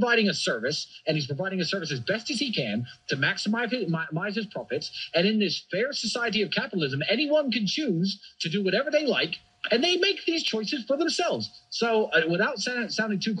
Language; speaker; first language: English; native; English